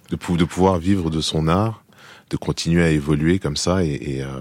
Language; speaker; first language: French; native; French